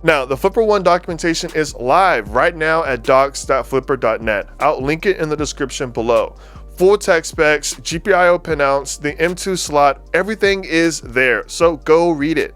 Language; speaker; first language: English; native; English